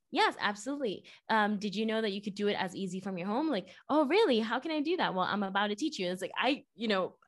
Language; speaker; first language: English; non-native, fluent; Spanish